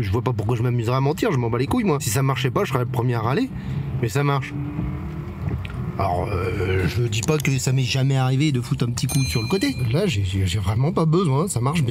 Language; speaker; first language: French; native; French